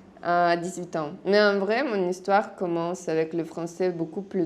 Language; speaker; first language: French; non-native, fluent; Russian